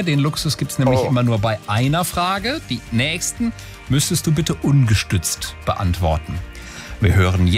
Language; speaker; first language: German; native; German